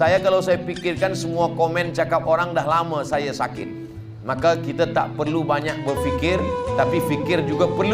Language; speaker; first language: Malay; native; Malay